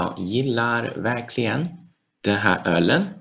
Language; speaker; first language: Swedish; non-native, fluent; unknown